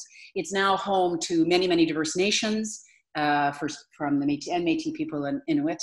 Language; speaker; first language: English; native; English